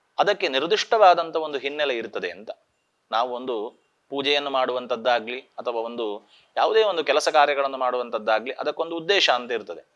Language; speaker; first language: Kannada; non-native, local second language; Tulu